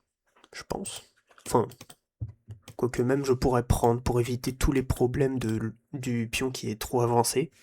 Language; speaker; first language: French; native; French